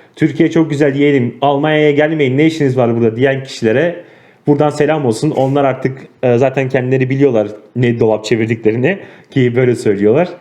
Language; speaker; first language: Turkish; native; Turkish